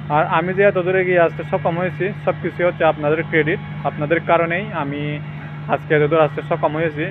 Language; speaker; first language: Bangla; non-native, local second language; Chakma